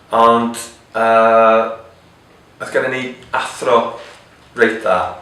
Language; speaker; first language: Welsh; non-native, local second language; English